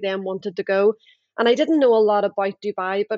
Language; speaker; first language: English; native; English